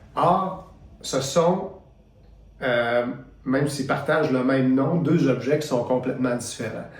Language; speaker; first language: French; native; French